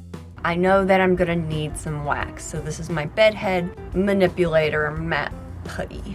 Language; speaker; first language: English; native; English